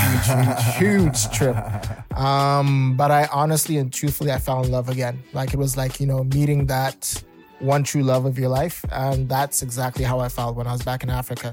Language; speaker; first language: English; non-native, local second language; Shona